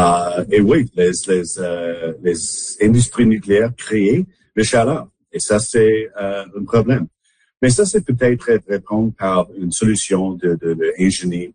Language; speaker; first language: French; non-native, local second language; English